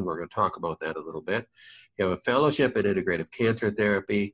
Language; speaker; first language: English; native; English